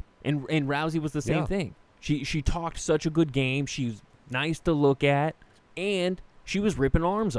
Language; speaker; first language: English; native; English